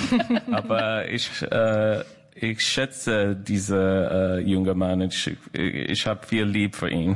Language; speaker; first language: German; non-native, fluent; English